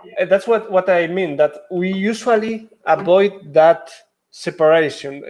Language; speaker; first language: English; non-native, fluent; Spanish